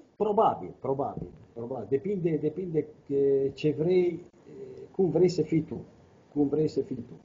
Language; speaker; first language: Romanian; non-native, fluent; Italian